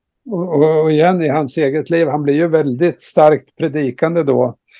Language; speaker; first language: Swedish; native; Swedish